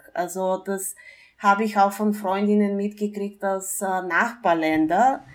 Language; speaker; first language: German; non-native, fluent; Bulgarian